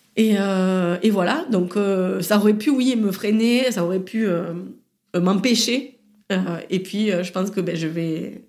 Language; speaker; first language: French; native; French